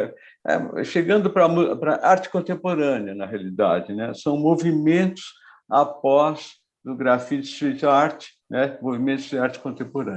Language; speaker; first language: Portuguese; native; Portuguese